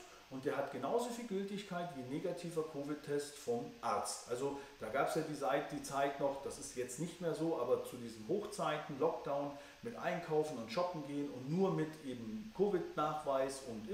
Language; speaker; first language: German; native; German